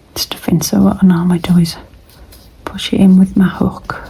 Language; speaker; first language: English; native; English